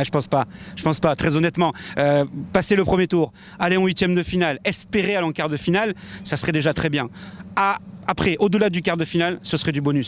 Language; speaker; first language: French; native; French